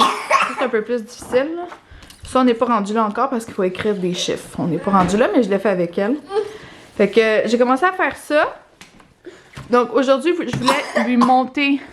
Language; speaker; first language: French; native; French